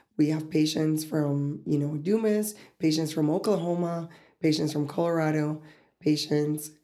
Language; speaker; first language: English; early bilingual, other home language; Spanish